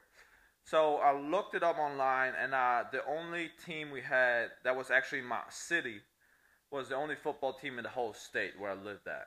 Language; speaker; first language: English; non-native, fluent; Italian